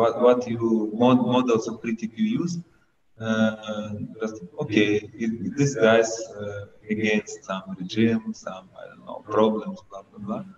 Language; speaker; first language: English; non-native, learner; Russian